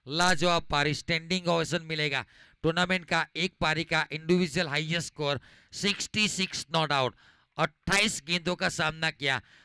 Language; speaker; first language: Hindi; non-native, local second language; Gujarati